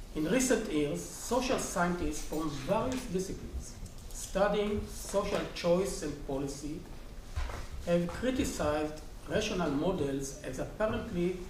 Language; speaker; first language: English; non-native, fluent; Hebrew